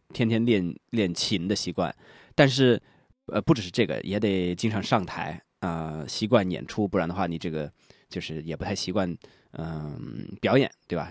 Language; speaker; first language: Chinese; native; Chinese